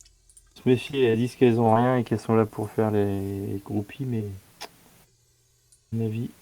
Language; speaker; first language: French; native; French